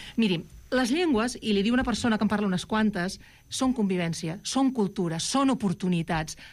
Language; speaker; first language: Catalan; non-native, local second language; Spanish